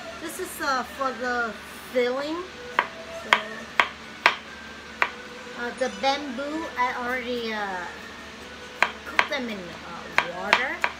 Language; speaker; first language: English; non-native, fluent; Vietnamese